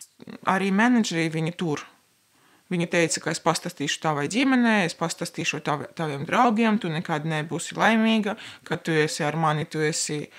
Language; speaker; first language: Latvian; non-native, local second language; Russian